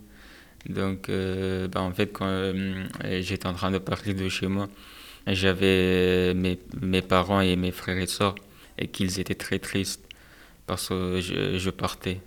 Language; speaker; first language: French; non-native, fluent; Persian